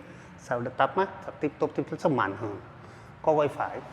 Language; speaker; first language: Vietnamese; non-native, learner; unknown